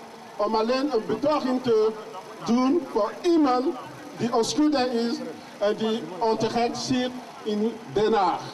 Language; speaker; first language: Dutch; non-native, learner; French